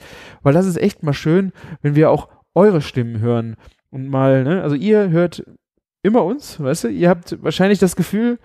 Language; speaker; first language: German; native; German